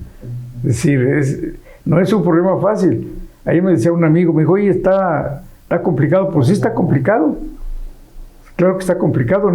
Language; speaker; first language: Spanish; native; Spanish